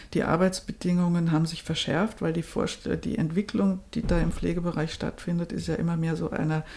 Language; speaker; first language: German; native; German